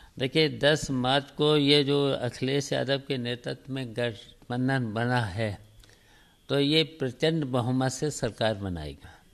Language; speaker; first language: Hindi; native; Hindi